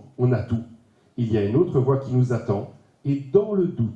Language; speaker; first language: French; native; French